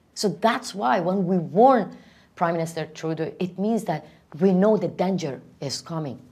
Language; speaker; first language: English; non-native, fluent; Persian